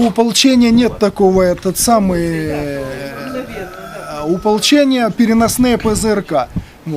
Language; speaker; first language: Russian; native; Russian